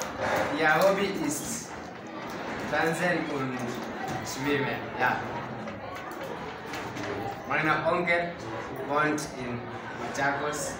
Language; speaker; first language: German; non-native, learner; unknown